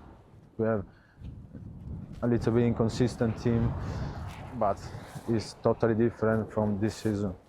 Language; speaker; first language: English; non-native, learner; Italian